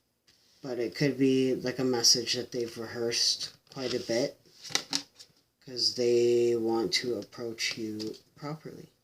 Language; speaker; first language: English; native; English